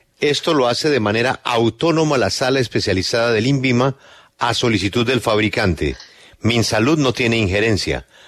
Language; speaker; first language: Spanish; native; Spanish